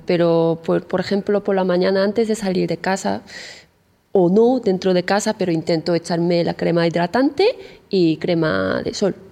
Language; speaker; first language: Spanish; non-native, fluent; Korean